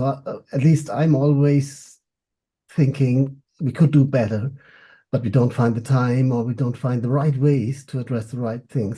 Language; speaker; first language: English; non-native, fluent; German